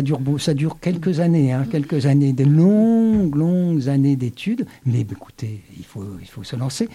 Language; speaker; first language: French; native; French